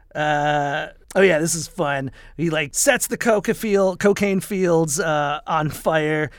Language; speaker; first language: English; native; English